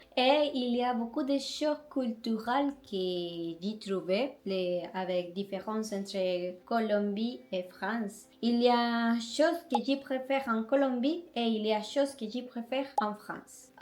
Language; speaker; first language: French; non-native, learner; Spanish